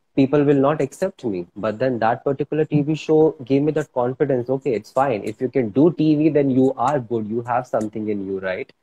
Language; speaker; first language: English; non-native, local second language; Hindi